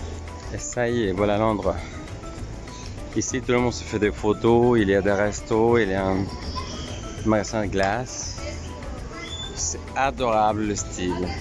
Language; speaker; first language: French; non-native, fluent; Spanish